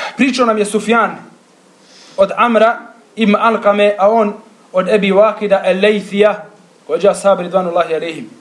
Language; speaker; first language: Bosnian; native; Bosnian